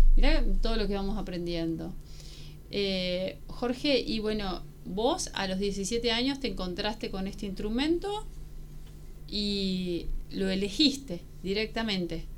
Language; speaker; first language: Spanish; native; Spanish